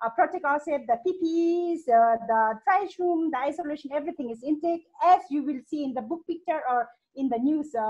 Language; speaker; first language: English; non-native, fluent; Hindi